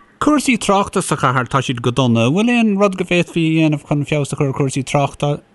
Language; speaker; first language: Irish; native; Irish